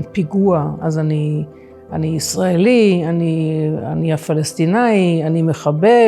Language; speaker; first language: Hebrew; non-native, local second language; Arabic